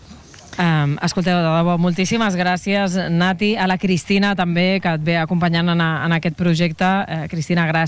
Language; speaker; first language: Catalan; native; Catalan